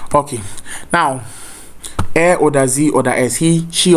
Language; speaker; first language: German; non-native, fluent; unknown